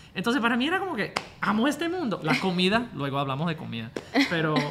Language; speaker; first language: Spanish; non-native, fluent; English